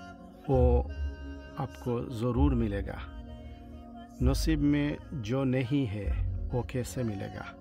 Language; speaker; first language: Hindi; non-native, fluent; Bangla